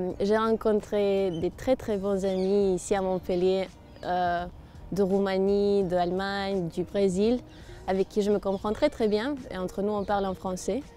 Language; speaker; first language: French; non-native, fluent; Spanish